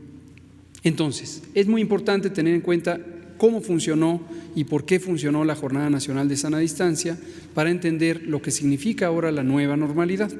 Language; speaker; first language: Spanish; native; Spanish